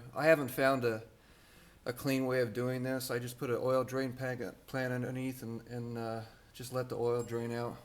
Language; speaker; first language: English; native; English